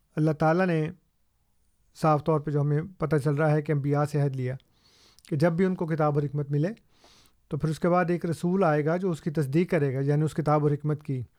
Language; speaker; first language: Urdu; non-native, local second language; Punjabi